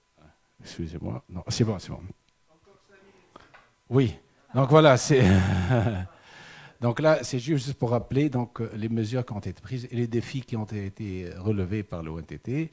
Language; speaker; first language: French; non-native, local second language; Arabic